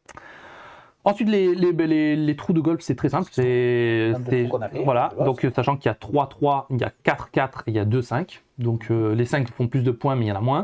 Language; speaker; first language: French; native; French